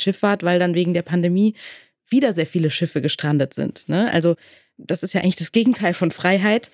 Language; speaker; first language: German; native; German